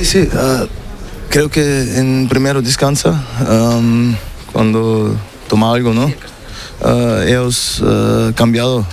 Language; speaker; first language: Spanish; non-native, learner; German